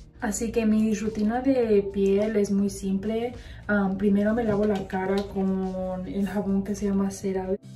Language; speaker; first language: Spanish; early bilingual, heritage; Spanish